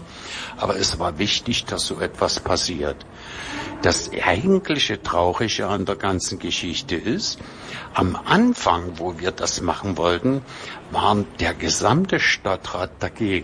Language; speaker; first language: German; native; German